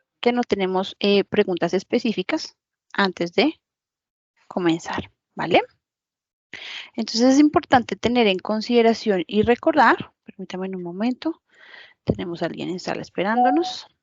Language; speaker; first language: Spanish; native; Spanish